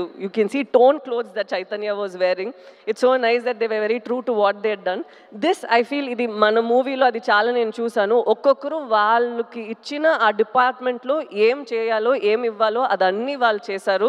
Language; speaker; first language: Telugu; non-native, fluent; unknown